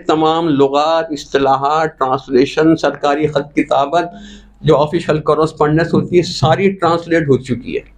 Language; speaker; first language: Urdu; native; Urdu